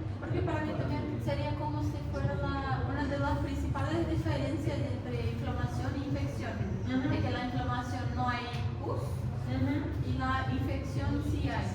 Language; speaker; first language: Spanish; non-native, learner; Portuguese